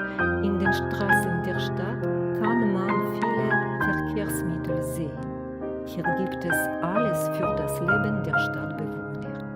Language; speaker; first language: German; non-native, learner; Russian